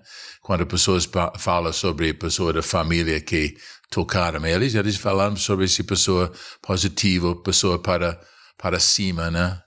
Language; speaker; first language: Portuguese; non-native, fluent; English